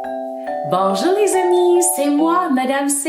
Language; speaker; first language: French; non-native, fluent; English